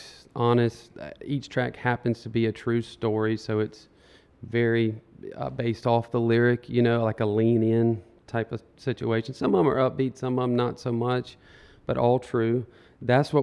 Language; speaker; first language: English; native; English